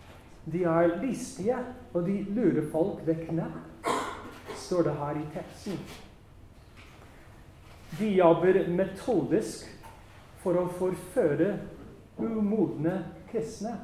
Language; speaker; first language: Norwegian; non-native, fluent; English